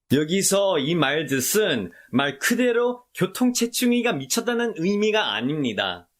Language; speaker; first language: Korean; non-native, fluent; English